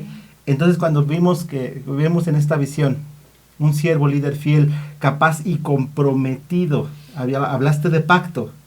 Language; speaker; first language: Spanish; native; Spanish